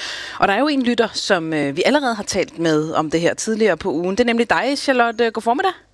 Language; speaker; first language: Danish; native; Danish